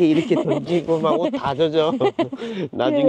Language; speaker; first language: Korean; native; Korean